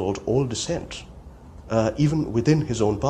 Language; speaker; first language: English; non-native, local second language; Bangla